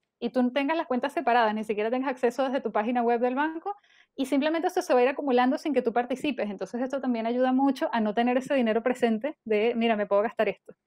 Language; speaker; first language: Spanish; native; Spanish